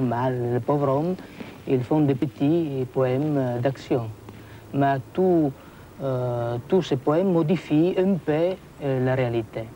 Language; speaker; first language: French; non-native, fluent; Italian